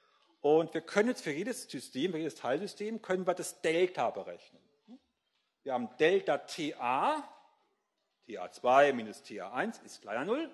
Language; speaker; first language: German; native; German